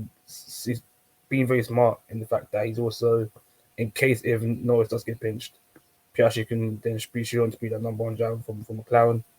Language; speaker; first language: English; native; English